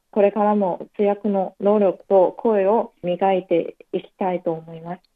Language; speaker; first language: Japanese; non-native, fluent; Chinese